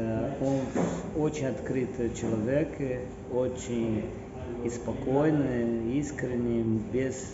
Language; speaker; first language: Russian; non-native, fluent; Portuguese